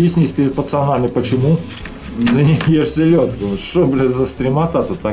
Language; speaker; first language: Russian; native; Russian